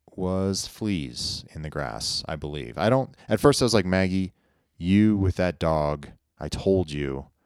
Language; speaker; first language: English; native; English